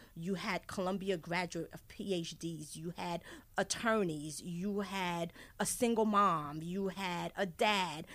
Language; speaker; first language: English; early bilingual, other home language; Haitian Creole